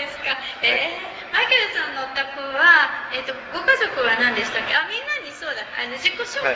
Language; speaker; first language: Japanese; native; Japanese